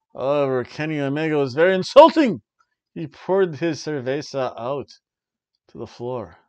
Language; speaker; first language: English; native; English